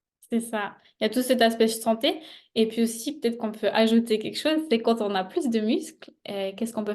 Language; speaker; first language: French; native; French